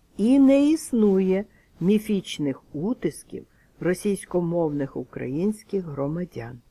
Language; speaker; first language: Ukrainian; non-native, local second language; Russian